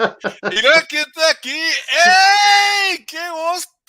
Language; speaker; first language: Spanish; native; Spanish